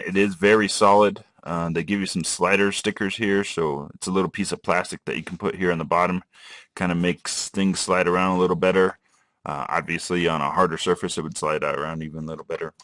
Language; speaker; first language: English; native; English